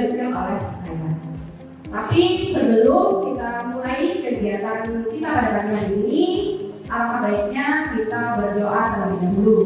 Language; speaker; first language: Indonesian; native; Indonesian